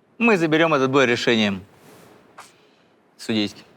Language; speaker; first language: Russian; native; Russian